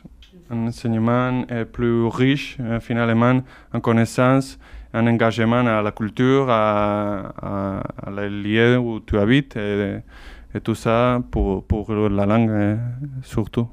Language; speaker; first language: French; non-native, fluent; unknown